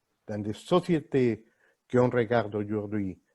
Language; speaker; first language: French; non-native, fluent; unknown